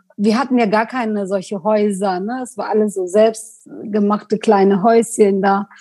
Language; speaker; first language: German; non-native, fluent; Kurdish